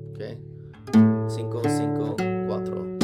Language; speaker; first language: Spanish; non-native, learner; English